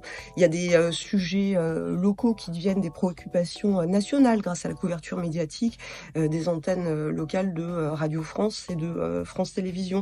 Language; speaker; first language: French; native; French